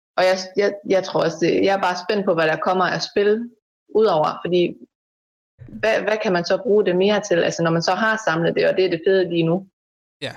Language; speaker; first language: Danish; native; Danish